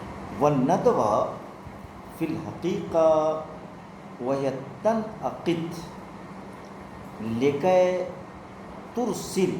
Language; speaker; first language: Arabic; non-native, fluent; Urdu